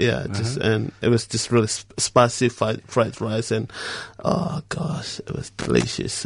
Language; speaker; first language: English; non-native, fluent; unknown